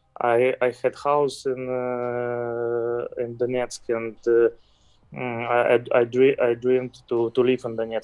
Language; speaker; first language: English; non-native, fluent; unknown